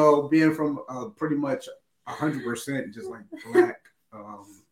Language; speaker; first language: English; native; English